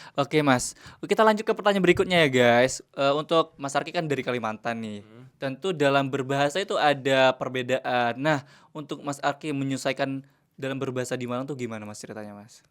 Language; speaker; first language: Indonesian; native; Indonesian